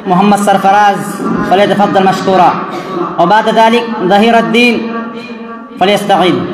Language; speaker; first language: Arabic; non-native, fluent; Urdu